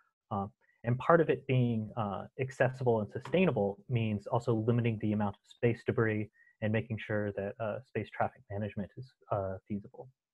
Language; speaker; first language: English; native; English